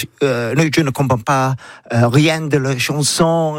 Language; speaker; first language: French; non-native, learner; English